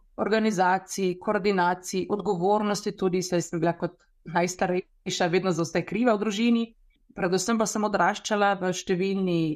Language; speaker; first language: Slovenian; native; Slovenian